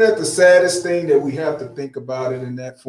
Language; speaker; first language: English; native; English